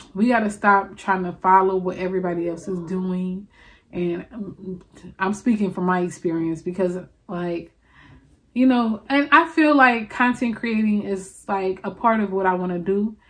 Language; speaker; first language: English; native; English